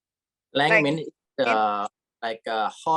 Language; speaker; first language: English; non-native, learner; Indonesian